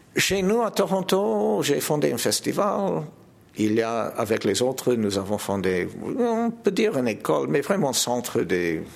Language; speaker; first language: French; non-native, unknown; English